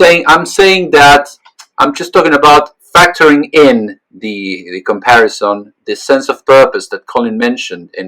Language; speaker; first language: English; non-native, fluent; Spanish